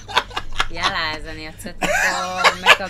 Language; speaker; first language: Hebrew; native; Hebrew